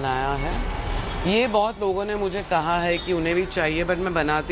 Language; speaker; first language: Hindi; non-native, local second language; Sindhi